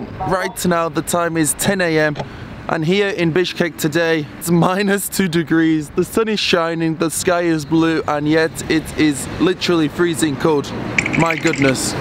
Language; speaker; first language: English; native; English